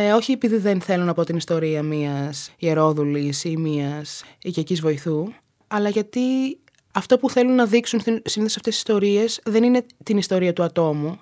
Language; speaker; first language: Greek; native; Greek